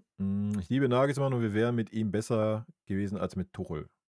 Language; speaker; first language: German; native; German